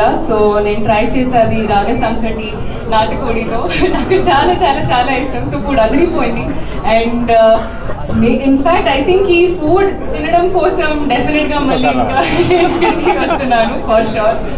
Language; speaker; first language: Telugu; non-native, learner; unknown